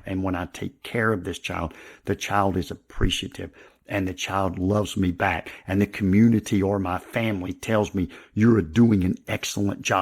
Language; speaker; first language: English; native; English